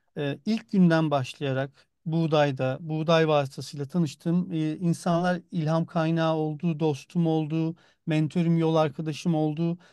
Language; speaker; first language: Turkish; native; Turkish